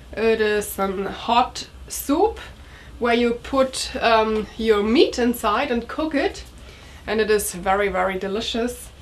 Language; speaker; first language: English; non-native, learner; German